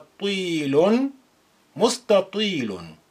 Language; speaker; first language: Arabic; non-native, fluent; English